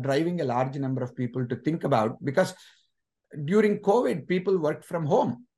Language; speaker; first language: English; non-native, local second language; Telugu